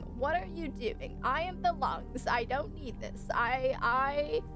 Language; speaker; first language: English; native; English